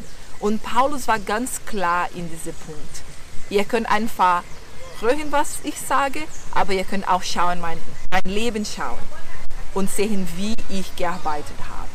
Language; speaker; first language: German; non-native, fluent; Portuguese